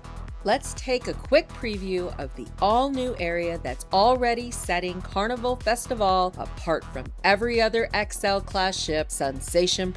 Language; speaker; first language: English; native; English